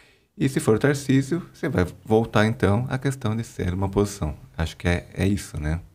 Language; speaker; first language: Portuguese; native; Portuguese